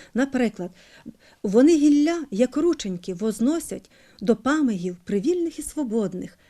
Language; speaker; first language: Ukrainian; native; Ukrainian